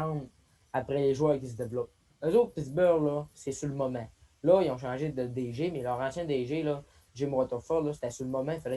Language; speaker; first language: French; native; French